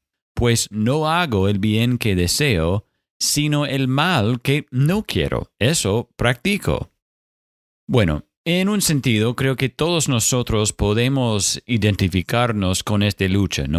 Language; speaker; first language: Spanish; non-native, fluent; English